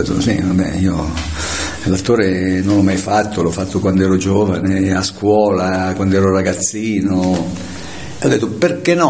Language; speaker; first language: Italian; native; Italian